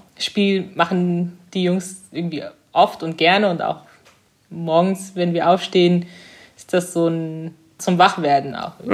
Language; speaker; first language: German; early bilingual, other home language; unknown